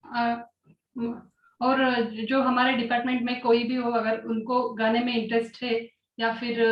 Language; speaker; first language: Hindi; non-native, local second language; Kannada